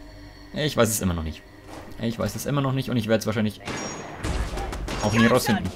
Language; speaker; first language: German; native; German